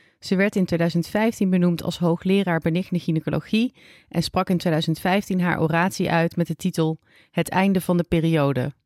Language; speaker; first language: Dutch; native; Dutch